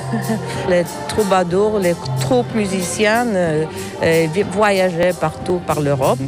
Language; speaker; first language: French; non-native, fluent; Polish